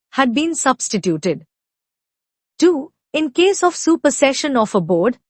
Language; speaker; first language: English; non-native, local second language; Telugu